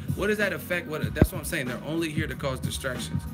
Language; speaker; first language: English; native; English